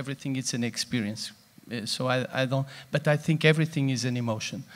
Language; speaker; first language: English; non-native, fluent; Portuguese